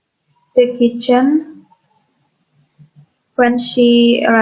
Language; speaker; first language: English; non-native, learner; Indonesian